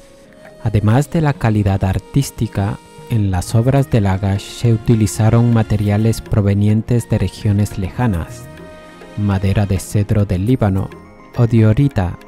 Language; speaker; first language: Spanish; native; Spanish